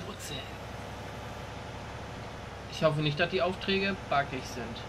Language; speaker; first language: German; native; German